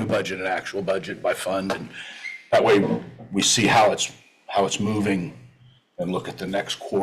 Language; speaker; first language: English; native; English